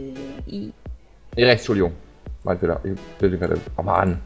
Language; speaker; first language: German; native; German